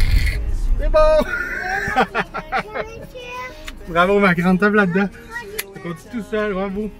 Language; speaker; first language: French; native; French